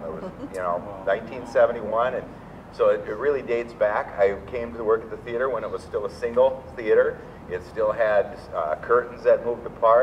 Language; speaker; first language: English; native; English